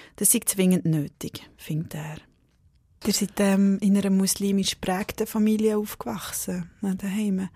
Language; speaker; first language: German; native; German